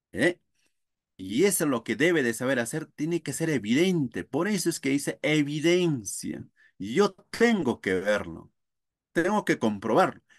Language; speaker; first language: Spanish; non-native, local second language; Quechua